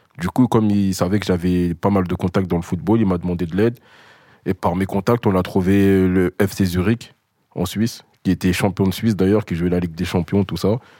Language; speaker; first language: French; early bilingual, other home language; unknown